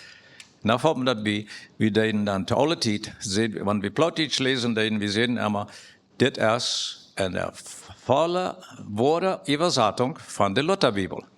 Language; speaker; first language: German; non-native, learner; Plautdietsch